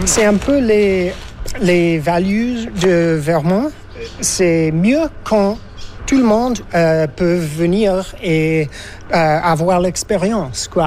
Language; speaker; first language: French; non-native, fluent; English